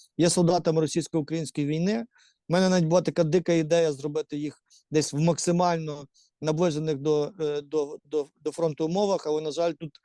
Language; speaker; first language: Ukrainian; native; Ukrainian